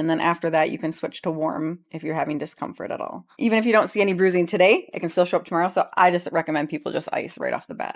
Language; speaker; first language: English; native; English